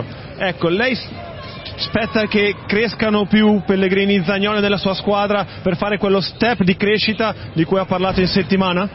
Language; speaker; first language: Italian; native; Italian